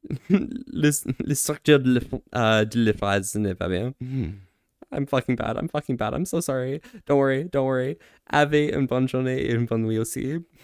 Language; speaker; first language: French; non-native, learner; English